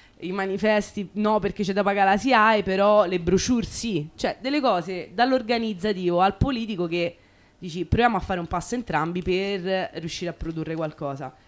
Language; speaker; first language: Italian; native; Italian